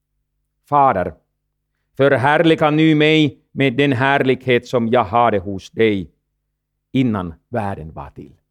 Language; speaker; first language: Swedish; non-native, fluent; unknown